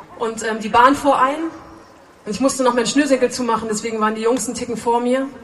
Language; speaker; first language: German; native; German